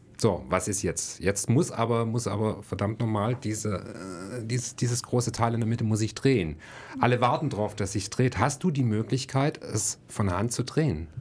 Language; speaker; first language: German; native; German